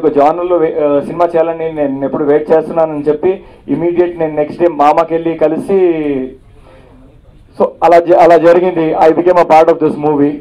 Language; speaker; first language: Telugu; non-native, local second language; Urdu